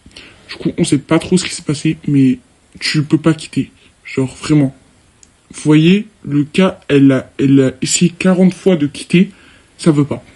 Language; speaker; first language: French; native; French